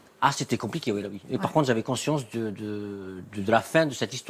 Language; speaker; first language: French; native; French